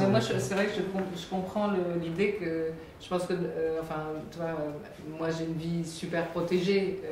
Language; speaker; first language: French; native; French